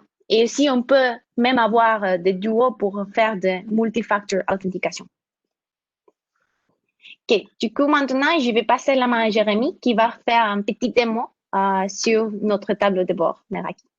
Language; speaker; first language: French; non-native, fluent; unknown